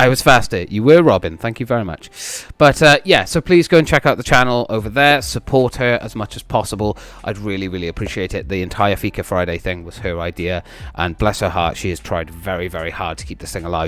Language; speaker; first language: English; native; English